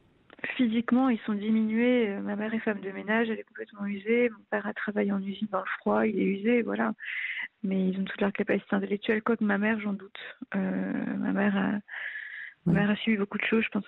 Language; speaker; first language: French; native; French